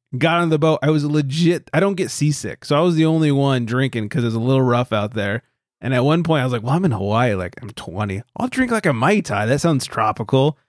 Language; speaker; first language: English; native; English